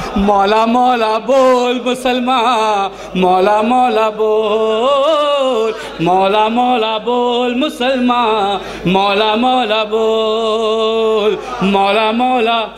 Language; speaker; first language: Urdu; native; Urdu